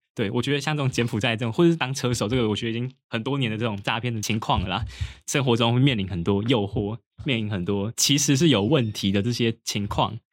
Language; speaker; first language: Chinese; native; Chinese